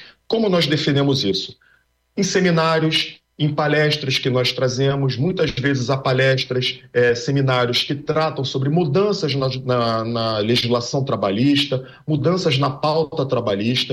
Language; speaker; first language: Portuguese; native; Portuguese